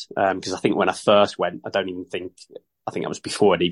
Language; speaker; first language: English; native; English